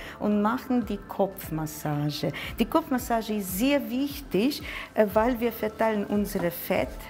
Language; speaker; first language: German; non-native, fluent; Latvian